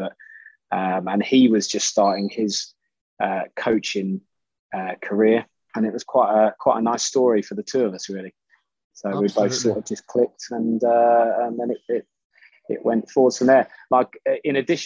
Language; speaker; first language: English; native; English